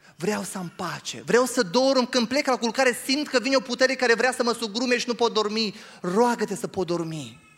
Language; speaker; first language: Romanian; native; Romanian